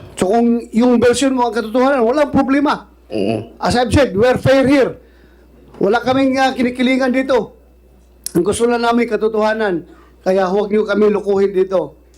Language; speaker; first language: Filipino; non-native, local second language; Cebuano